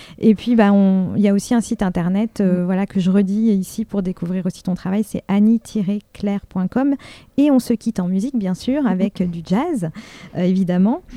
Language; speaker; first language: French; native; French